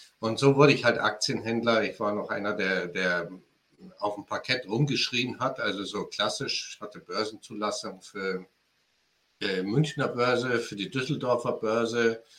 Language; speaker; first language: German; native; German